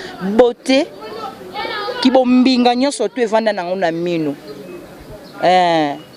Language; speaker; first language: Lingala; native; Lingala